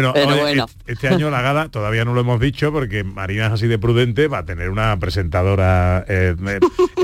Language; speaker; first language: Spanish; native; Spanish